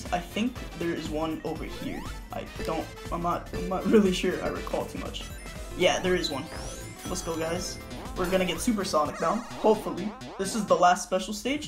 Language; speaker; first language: English; native; English